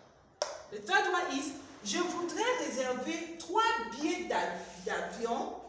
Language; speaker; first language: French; non-native, fluent; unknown